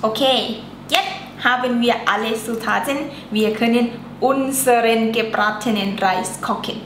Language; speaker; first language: German; non-native, learner; Thai